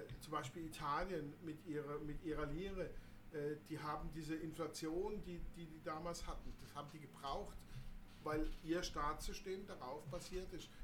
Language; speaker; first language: German; native; German